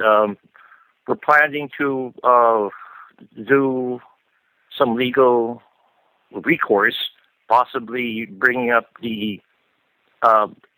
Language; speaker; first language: English; non-native, local second language; Filipino